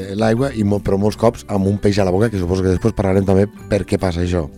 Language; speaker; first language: Catalan; native; Catalan